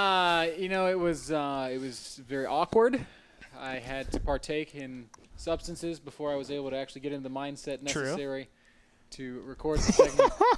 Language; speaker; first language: English; native; English